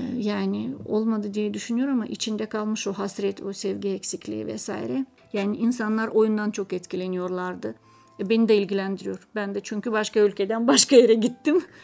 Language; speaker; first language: Turkish; non-native, fluent; Russian